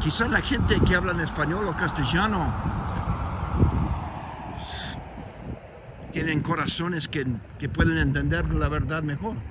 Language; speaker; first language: Spanish; non-native, fluent; English